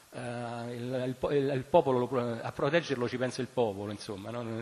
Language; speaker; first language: Italian; native; Italian